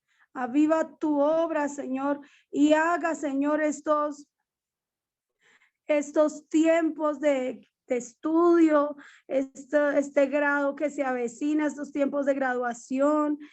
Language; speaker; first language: Spanish; native; Spanish